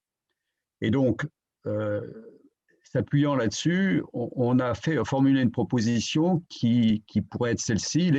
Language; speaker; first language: French; native; French